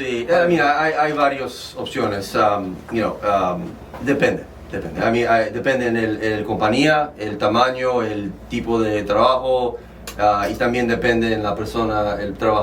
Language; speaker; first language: Spanish; early bilingual, heritage; Spanish